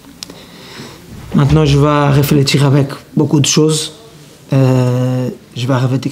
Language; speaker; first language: French; non-native, learner; Portuguese